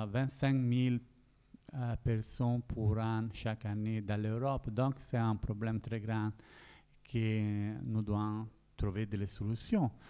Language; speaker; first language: French; non-native, learner; Italian